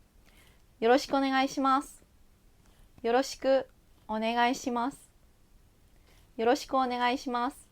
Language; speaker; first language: Japanese; non-native, fluent; Filipino